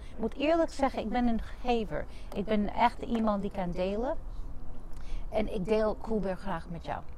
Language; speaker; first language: Dutch; non-native, fluent; English